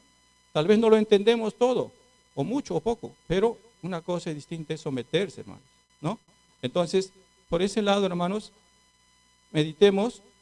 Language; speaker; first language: Spanish; native; Spanish